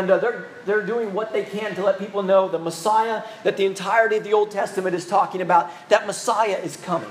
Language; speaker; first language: English; native; English